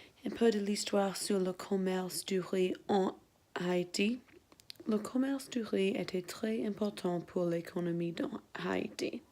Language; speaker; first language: French; non-native, learner; English